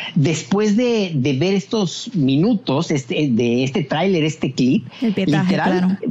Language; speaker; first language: Spanish; native; Spanish